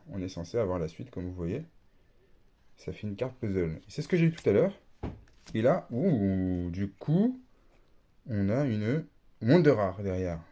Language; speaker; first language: French; native; French